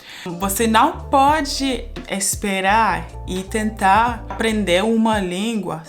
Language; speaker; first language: Portuguese; non-native, fluent; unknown